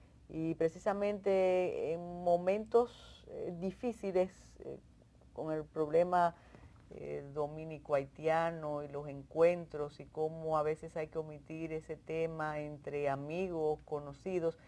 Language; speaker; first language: Spanish; native; Spanish